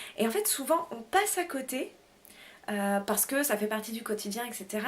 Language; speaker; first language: French; native; French